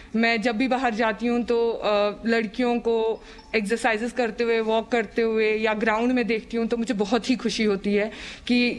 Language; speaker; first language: Hindi; native; Hindi